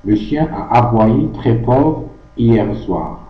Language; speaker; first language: French; non-native, local second language; Arabic